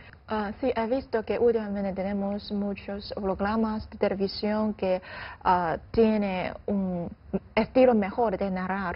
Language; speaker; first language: Spanish; non-native, fluent; Chinese